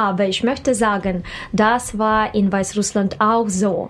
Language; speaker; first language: German; non-native, learner; Russian